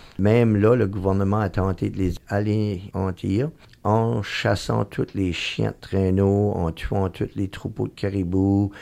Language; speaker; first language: French; native; French